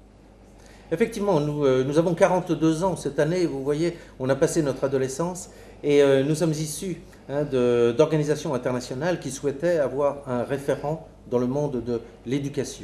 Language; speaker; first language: French; native; French